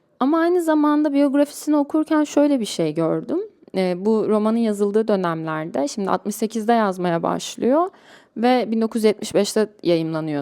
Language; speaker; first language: Turkish; native; Turkish